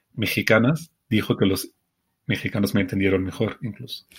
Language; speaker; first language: Spanish; non-native, fluent; Arabic